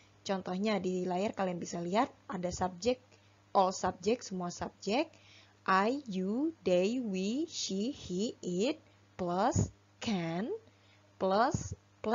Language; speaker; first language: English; non-native, fluent; Indonesian